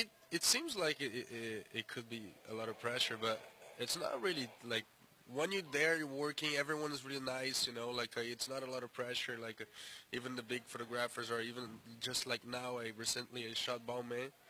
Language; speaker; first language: English; non-native, fluent; Portuguese